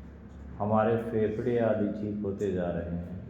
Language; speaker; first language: Hindi; native; Hindi